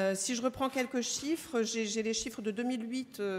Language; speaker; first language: French; native; French